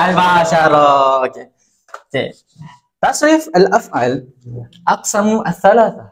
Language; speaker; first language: Arabic; non-native, learner; Malay